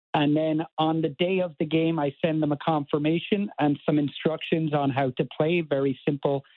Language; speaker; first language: English; native; English